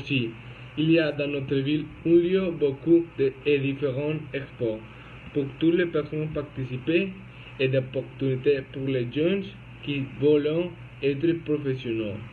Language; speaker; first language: French; non-native, learner; Spanish